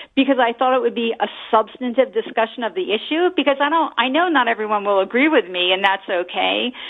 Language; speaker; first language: English; native; English